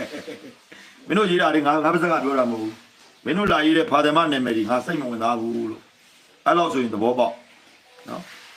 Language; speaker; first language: Burmese; native; Burmese